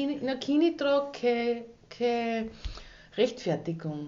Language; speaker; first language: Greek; non-native, learner; German